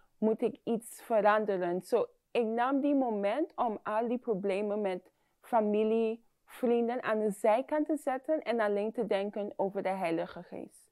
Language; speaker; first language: Dutch; non-native, fluent; English